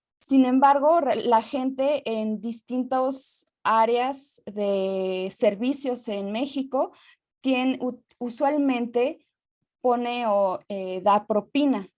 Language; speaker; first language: Spanish; native; Spanish